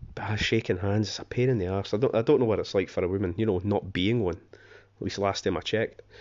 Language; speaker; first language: English; native; English